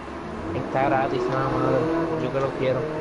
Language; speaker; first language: Spanish; native; Spanish